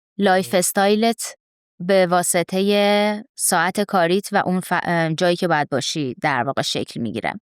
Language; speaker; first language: Persian; native; Persian